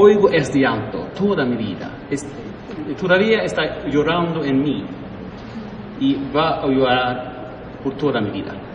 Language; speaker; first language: Spanish; non-native, learner; Swedish